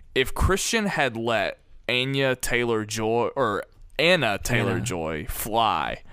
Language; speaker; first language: English; native; English